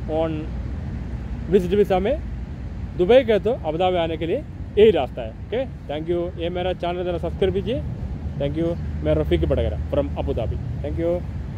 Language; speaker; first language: Hindi; non-native, local second language; Malayalam